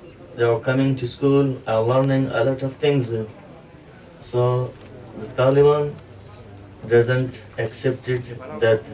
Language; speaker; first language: English; non-native, learner; Pashto